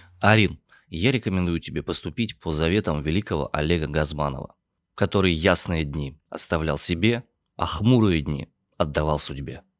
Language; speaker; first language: Russian; native; Russian